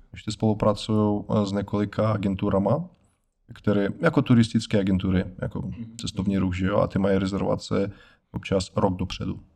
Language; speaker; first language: Czech; non-native, fluent; Russian